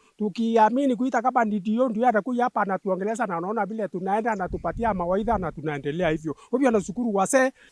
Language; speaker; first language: Swahili; non-native, local second language; Meru